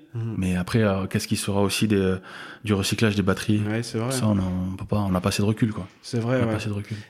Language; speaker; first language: French; native; French